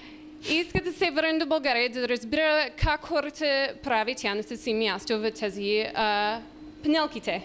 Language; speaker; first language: Bulgarian; non-native, learner; English